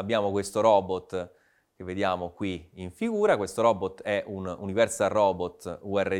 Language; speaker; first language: Italian; native; Italian